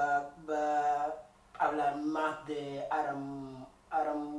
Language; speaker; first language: Spanish; non-native, fluent; Wolof